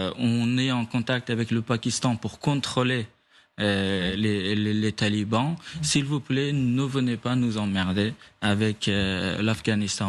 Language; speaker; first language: French; non-native, fluent; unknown